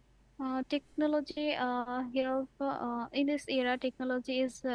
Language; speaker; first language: English; non-native, learner; Bangla